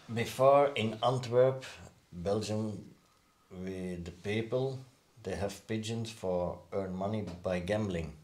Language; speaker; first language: English; non-native, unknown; Dutch